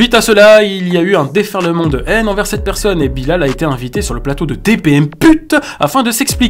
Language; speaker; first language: French; native; French